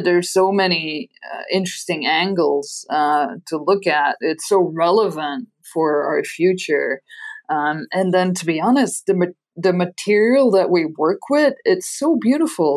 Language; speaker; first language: English; non-native, fluent; Dutch